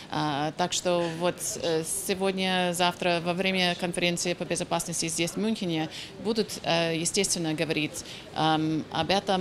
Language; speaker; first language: Russian; non-native, fluent; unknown